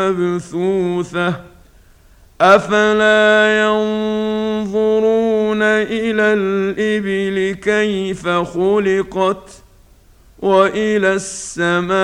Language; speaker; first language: Arabic; native; Arabic